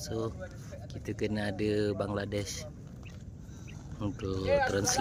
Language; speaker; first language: Malay; native; Malay